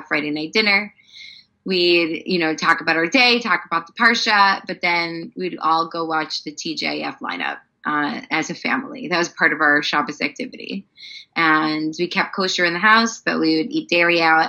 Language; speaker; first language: English; native; English